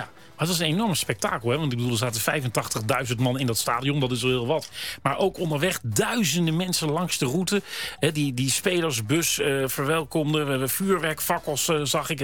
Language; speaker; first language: Dutch; native; Dutch